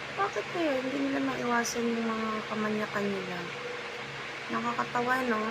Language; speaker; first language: Filipino; non-native, local second language; Cebuano